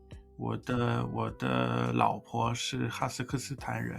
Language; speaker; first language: Chinese; non-native, fluent; English